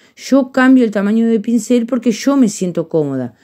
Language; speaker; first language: Spanish; native; Spanish